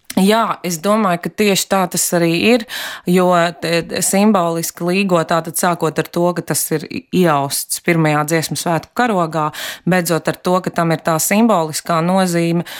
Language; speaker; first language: Latvian; native; Latvian